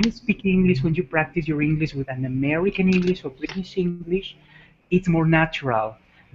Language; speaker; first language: English; non-native, fluent; Spanish